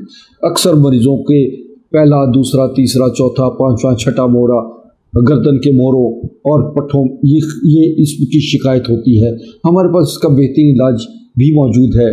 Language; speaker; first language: Urdu; native; Urdu